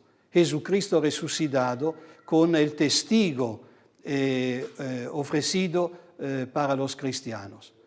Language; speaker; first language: Spanish; non-native, fluent; Italian